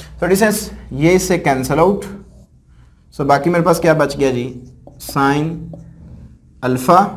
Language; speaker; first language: Urdu; native; Urdu